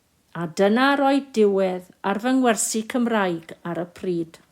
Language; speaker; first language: Welsh; non-native, local second language; English